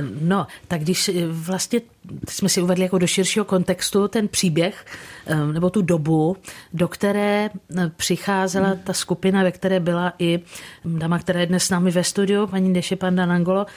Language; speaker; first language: Czech; native; Czech